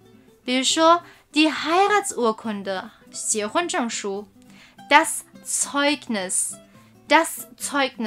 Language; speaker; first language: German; non-native, fluent; Chinese